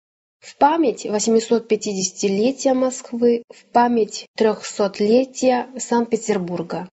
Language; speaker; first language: Russian; non-native, fluent; Chinese